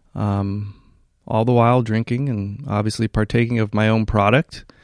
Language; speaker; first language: English; native; English